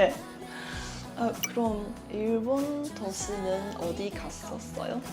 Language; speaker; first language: Korean; non-native, learner; Japanese